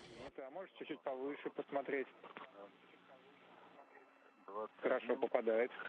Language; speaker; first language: Russian; native; Russian